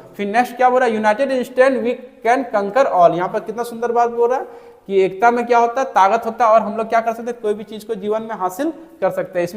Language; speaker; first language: Hindi; native; Hindi